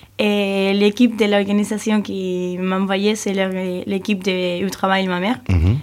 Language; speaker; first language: French; non-native, learner; Spanish